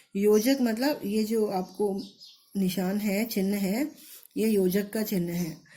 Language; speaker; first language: Hindi; native; Hindi